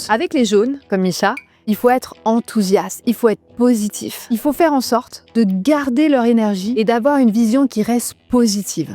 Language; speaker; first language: French; native; French